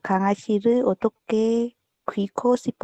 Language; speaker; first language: Korean; non-native, learner; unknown